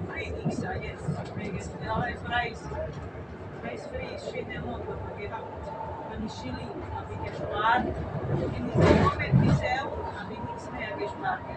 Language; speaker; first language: German; non-native, learner; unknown